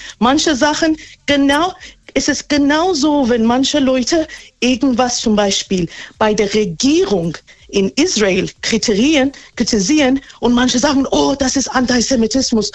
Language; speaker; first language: German; non-native, fluent; Persian